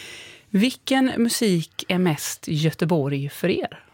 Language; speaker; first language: Swedish; native; Swedish